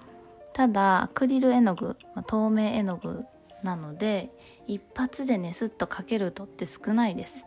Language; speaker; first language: Japanese; native; Japanese